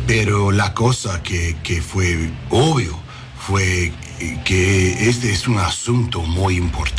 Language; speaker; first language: Spanish; non-native, learner; English